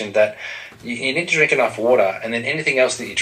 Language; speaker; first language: English; native; English